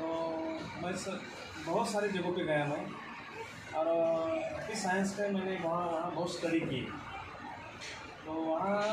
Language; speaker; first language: Hindi; non-native, local second language; Marathi